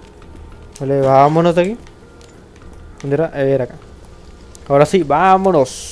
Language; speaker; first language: Spanish; native; Spanish